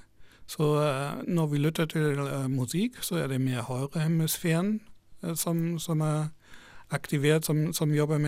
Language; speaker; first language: Norwegian; non-native, fluent; German